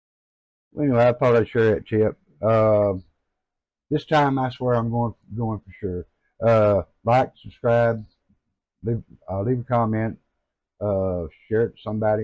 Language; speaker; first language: English; native; English